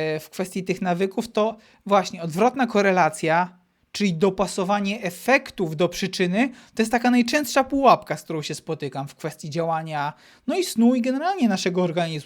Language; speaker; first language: Polish; native; Polish